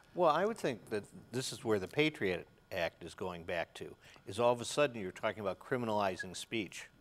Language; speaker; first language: English; native; English